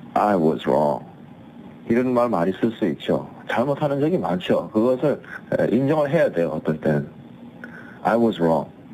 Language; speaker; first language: Korean; early bilingual, heritage; Korean